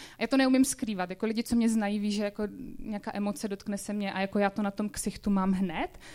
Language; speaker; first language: Czech; native; Czech